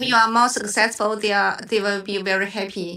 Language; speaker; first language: English; non-native, learner; Chinese